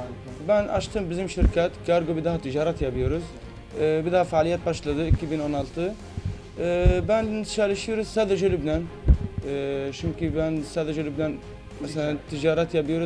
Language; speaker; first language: Turkish; non-native, learner; Arabic